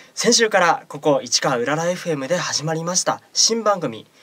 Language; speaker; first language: Japanese; native; Japanese